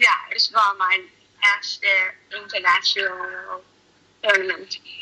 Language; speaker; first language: German; non-native, learner; English